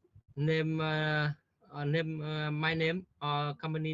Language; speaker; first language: English; non-native, learner; Vietnamese